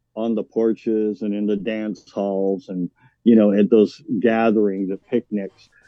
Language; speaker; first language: English; native; English